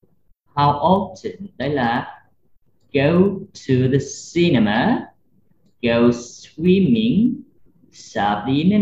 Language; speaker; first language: English; non-native, fluent; Vietnamese